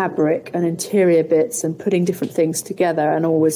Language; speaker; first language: English; native; English